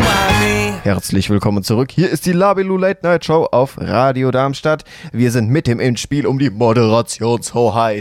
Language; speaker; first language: German; native; German